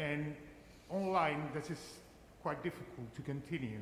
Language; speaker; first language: English; non-native, fluent; Spanish